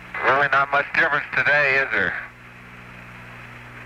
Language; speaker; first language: English; native; English